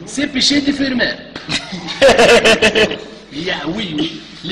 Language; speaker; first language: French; non-native, learner; Arabic